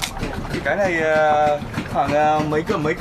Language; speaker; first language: Vietnamese; non-native, fluent; Korean